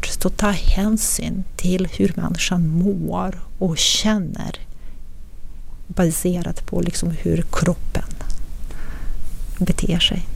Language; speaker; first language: Swedish; non-native, fluent; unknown